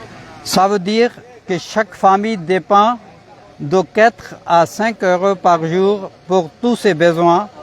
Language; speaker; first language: French; non-native, fluent; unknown